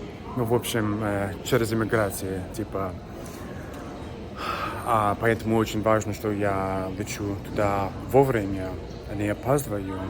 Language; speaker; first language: Russian; non-native, learner; English